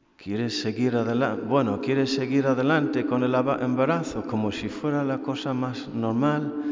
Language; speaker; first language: Spanish; non-native, fluent; English